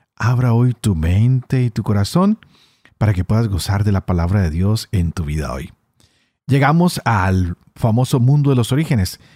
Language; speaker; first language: Spanish; native; Spanish